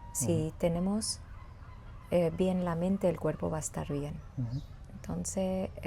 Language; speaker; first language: Spanish; non-native, fluent; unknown